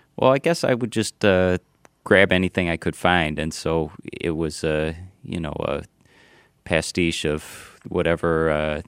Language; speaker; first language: English; native; English